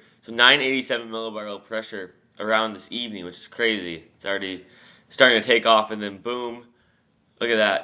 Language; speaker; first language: English; native; English